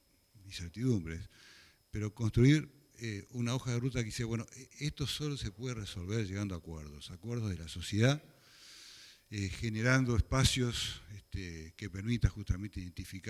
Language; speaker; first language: Spanish; native; Spanish